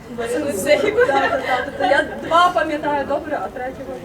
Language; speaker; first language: Ukrainian; native; Ukrainian